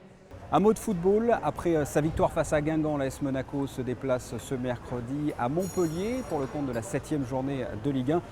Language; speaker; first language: French; native; French